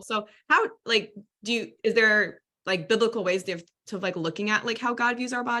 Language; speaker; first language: English; native; English